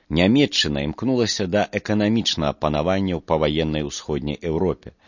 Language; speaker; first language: Belarusian; non-native, local second language; Russian